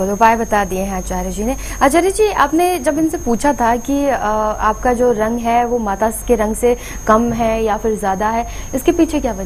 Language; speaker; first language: Hindi; native; Hindi